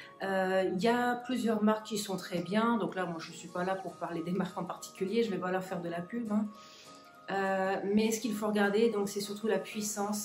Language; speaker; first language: French; native; French